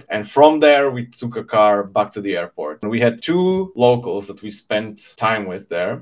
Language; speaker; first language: English; non-native, fluent; Czech